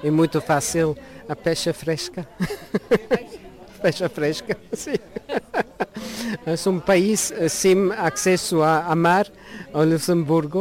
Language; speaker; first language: Portuguese; non-native, learner; Luxembourgish